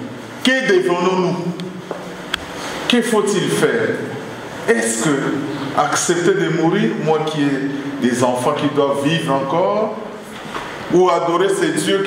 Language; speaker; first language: French; non-native, local second language; Lingala